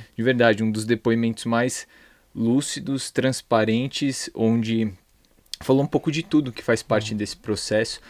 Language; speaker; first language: Portuguese; native; Portuguese